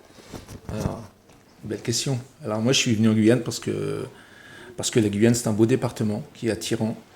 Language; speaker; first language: French; native; French